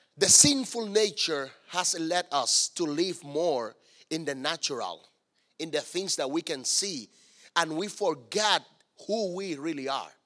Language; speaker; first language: English; non-native, fluent; Spanish